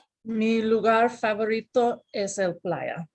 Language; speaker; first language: Spanish; non-native, learner; English